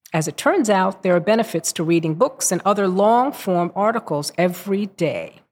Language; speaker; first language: English; native; English